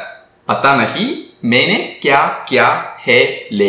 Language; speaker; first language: Hindi; non-native, local second language; Tamil